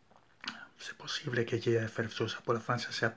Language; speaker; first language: French; non-native, learner; Spanish